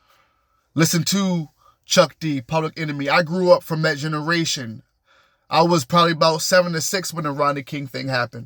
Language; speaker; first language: English; native; English